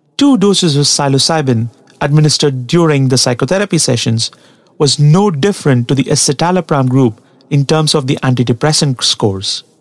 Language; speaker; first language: English; non-native, local second language; Tamil